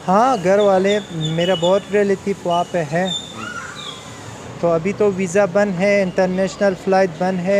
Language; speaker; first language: Hindi; non-native, learner; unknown